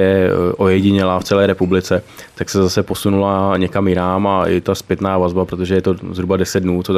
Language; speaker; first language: Czech; native; Czech